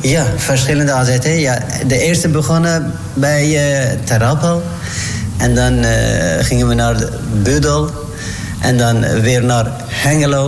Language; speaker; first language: Dutch; non-native, learner; Turkish